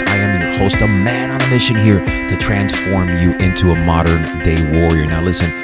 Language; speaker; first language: English; native; English